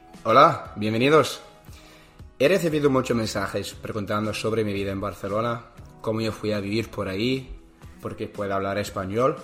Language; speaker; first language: Spanish; non-native, learner; English